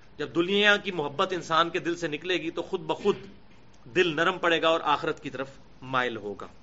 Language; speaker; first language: Urdu; non-native, local second language; Punjabi